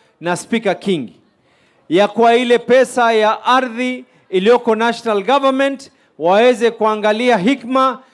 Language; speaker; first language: Swahili; native; Swahili